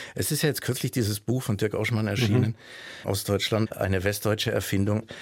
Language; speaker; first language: German; native; German